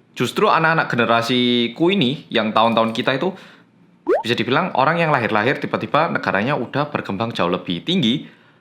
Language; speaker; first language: Indonesian; non-native, fluent; Korean